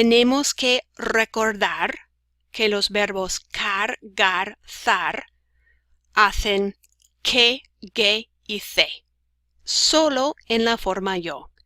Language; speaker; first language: Spanish; non-native, fluent; English